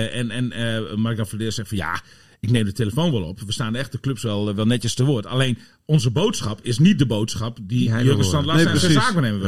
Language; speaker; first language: Dutch; native; Dutch